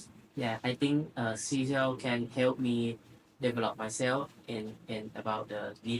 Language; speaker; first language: English; non-native, learner; Thai